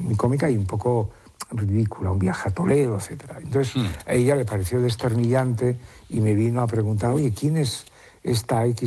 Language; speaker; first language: Spanish; native; Spanish